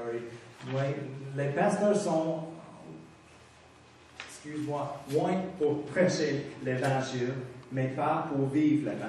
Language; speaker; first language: French; non-native, fluent; English